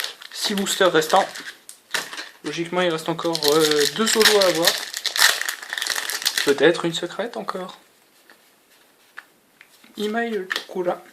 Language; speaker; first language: French; native; French